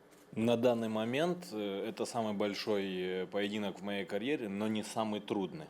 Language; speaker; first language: Russian; native; Russian